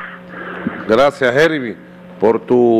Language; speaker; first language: Spanish; native; Spanish